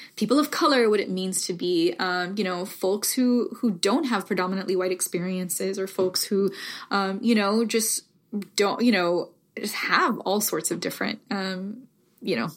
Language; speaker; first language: English; early bilingual, other home language; Spanish